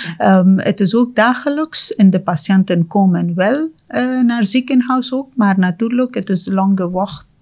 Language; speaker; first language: Dutch; non-native, fluent; Persian